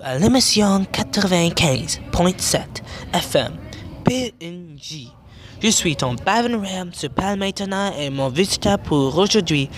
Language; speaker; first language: French; non-native, learner; English